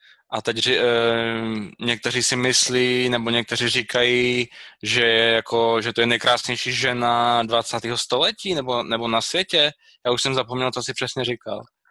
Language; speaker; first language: Czech; native; Czech